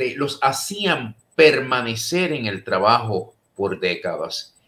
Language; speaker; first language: Spanish; native; Spanish